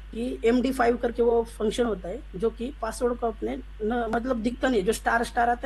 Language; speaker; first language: Hindi; non-native, local second language; Marathi